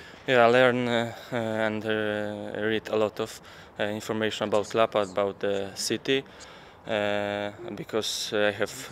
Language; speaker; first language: English; non-native, learner; Polish